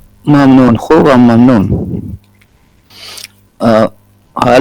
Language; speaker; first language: Persian; non-native, learner; Urdu